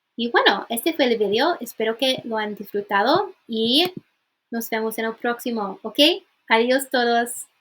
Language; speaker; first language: Spanish; non-native, learner; English